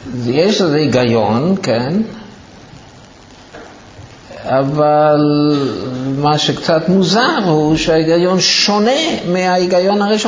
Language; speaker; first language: Hebrew; non-native, fluent; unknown